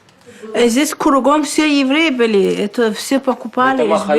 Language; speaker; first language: Russian; non-native, local second language; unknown